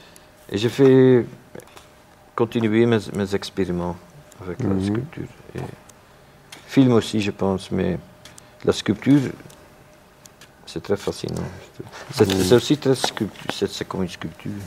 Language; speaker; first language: French; non-native, local second language; Dutch